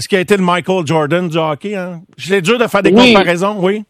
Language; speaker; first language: French; native; French